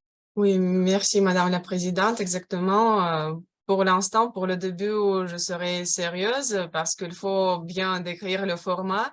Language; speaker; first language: French; non-native, fluent; Russian